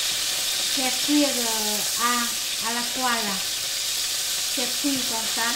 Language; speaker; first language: French; non-native, learner; Vietnamese